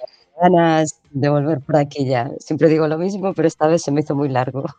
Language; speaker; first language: Spanish; native; Spanish